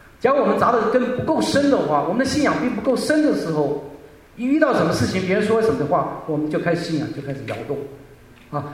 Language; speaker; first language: Chinese; non-native, local second language; Hakka Chinese